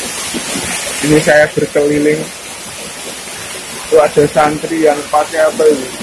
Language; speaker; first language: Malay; non-native, local second language; Javanese